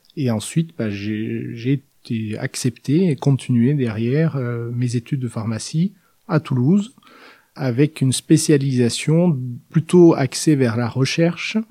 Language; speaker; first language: French; non-native, fluent; Norwegian